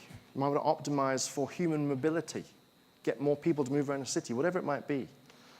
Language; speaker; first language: English; native; English